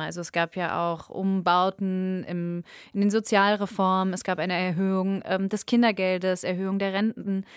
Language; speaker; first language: German; native; German